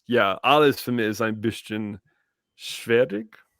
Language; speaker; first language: German; non-native, learner; English